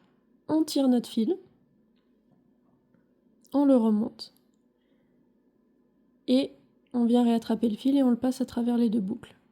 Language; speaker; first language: French; native; French